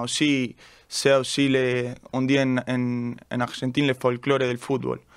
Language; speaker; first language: French; non-native, learner; Spanish